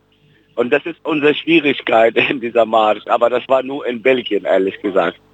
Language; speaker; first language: German; non-native, fluent; Arabic